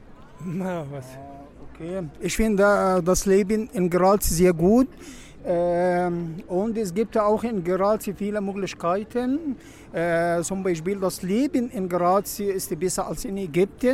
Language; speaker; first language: German; non-native, learner; Arabic